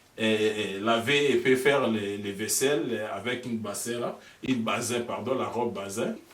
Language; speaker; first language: French; non-native, local second language; Lingala